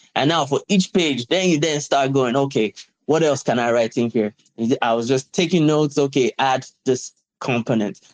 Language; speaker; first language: English; non-native, local second language; Yoruba